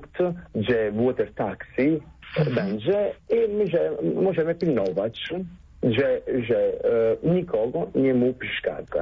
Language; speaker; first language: Polish; non-native, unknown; Italian